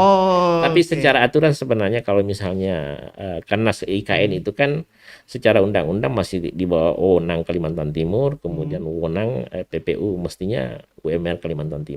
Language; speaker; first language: Indonesian; native; Indonesian